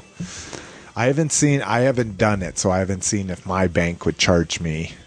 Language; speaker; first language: English; native; English